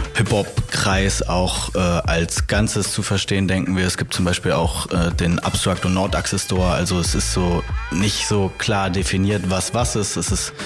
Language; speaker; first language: German; native; German